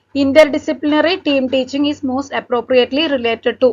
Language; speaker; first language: English; non-native, local second language; Malayalam